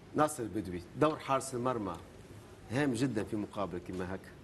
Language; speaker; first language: Arabic; native; Arabic